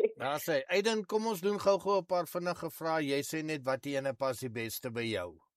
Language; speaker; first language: Afrikaans; native; Afrikaans